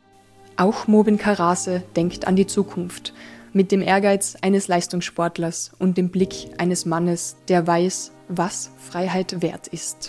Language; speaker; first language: German; native; German